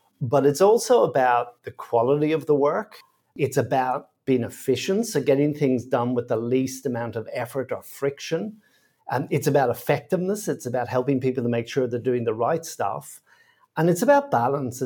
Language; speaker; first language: English; native; English